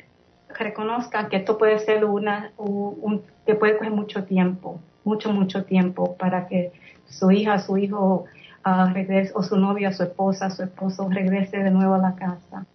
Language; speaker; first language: Spanish; early bilingual, heritage; English